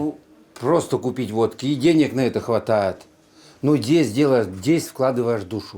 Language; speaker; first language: Russian; native; Russian